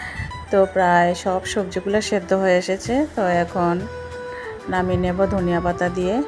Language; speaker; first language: Bangla; native; Bangla